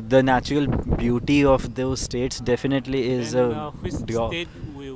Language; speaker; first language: English; non-native, local second language; Punjabi